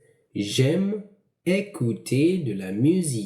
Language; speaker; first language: French; non-native, fluent; English